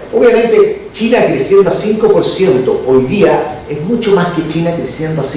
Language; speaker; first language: Spanish; native; Spanish